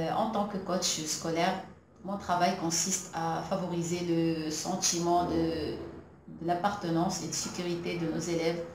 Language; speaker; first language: French; non-native, local second language; Arabic